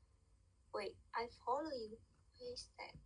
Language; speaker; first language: English; non-native, learner; Burmese